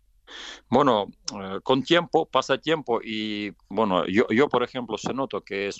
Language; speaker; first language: Spanish; non-native, fluent; Russian